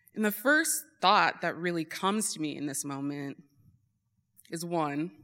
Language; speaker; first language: English; native; English